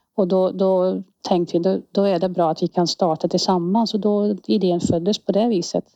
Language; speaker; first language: Swedish; non-native, fluent; Dutch